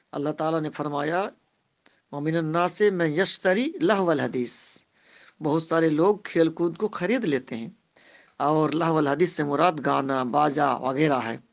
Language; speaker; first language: Urdu; non-native, local second language; Bangla